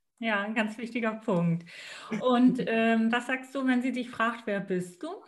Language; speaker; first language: German; native; German